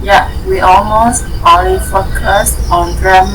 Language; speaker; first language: English; non-native, learner; Vietnamese